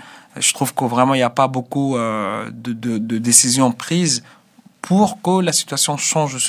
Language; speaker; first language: French; non-native, fluent; Arabic